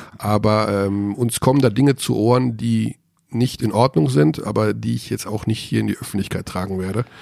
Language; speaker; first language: German; native; German